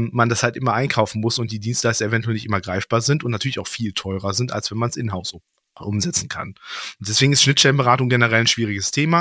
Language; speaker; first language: German; native; German